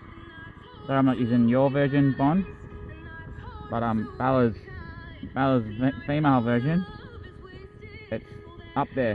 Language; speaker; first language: English; native; English